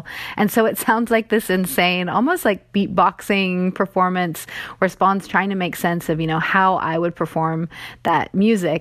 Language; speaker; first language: English; native; English